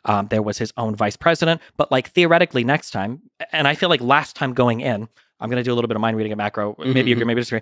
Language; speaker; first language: English; native; English